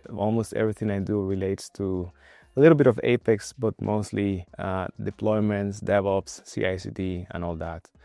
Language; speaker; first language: English; non-native, fluent; Spanish